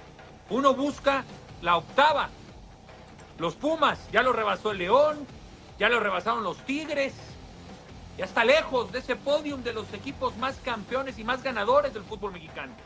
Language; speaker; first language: Spanish; native; Spanish